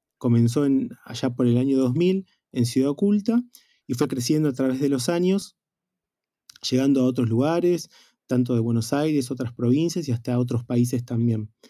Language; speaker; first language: Spanish; native; Spanish